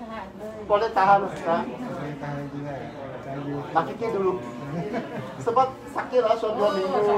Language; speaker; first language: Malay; non-native, local second language; Cantonese